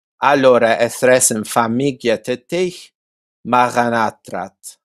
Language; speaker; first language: Albanian; early bilingual, heritage; Albanian